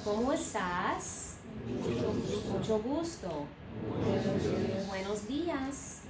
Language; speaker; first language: Spanish; non-native, fluent; English